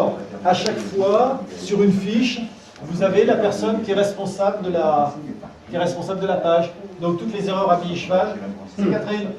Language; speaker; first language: French; native; French